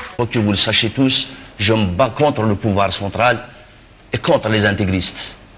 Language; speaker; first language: French; non-native, local second language; Kabyle